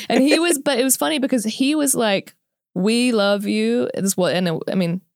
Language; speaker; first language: English; native; English